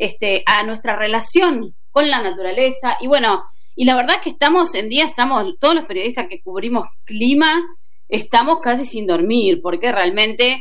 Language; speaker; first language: Spanish; native; Spanish